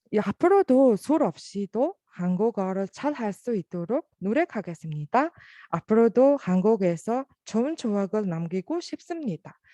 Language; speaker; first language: Korean; non-native, learner; Mongolian